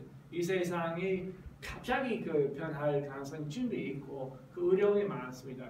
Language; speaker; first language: Korean; non-native, fluent; English